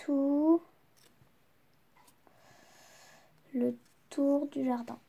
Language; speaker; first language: French; native; French